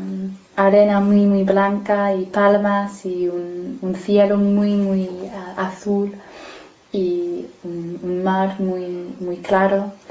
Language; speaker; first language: Spanish; non-native, fluent; English